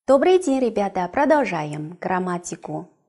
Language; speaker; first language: Russian; non-native, fluent; Chinese